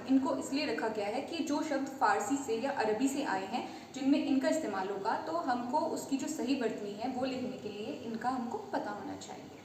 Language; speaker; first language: Hindi; native; Hindi